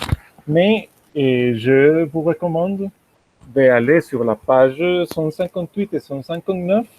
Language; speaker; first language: French; non-native, fluent; Spanish